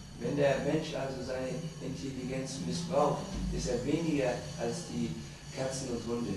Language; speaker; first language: German; native; German